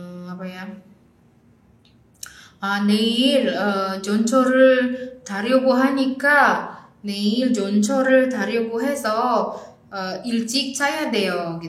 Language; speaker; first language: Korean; non-native, fluent; Indonesian